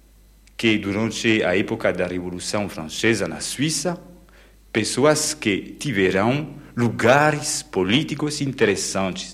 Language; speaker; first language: Portuguese; non-native, fluent; French